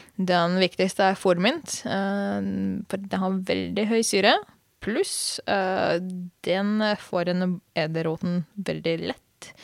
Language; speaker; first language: Norwegian; non-native, fluent; Hungarian